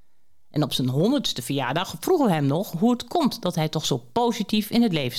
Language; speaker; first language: Dutch; native; Dutch